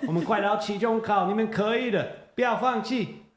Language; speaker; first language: Chinese; non-native, fluent; English